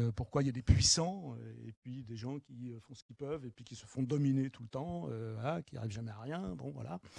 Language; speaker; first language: French; native; French